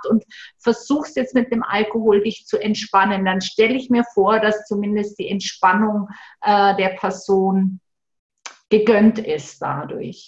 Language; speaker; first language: German; native; German